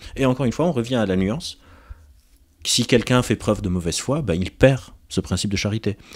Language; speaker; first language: French; non-native, local second language; Arabic